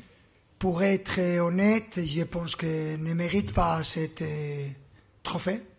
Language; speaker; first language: French; non-native, fluent; Spanish